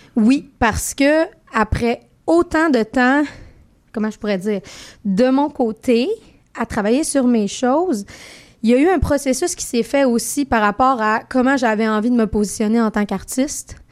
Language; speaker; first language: French; native; French